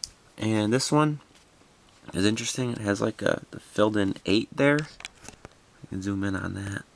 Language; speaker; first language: English; native; English